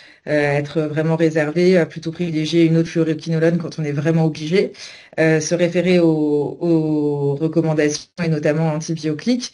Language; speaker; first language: French; native; French